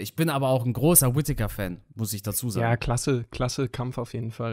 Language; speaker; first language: German; native; German